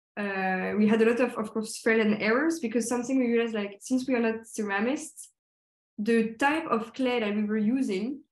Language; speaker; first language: English; non-native, fluent; French